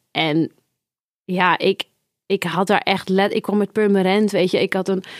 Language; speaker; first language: Dutch; native; Dutch